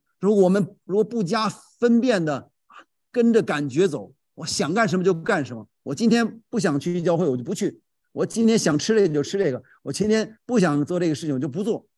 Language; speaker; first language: Chinese; native; Chinese